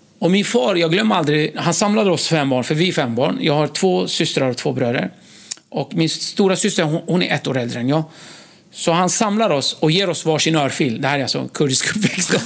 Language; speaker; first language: Swedish; early bilingual, other home language; Kurdish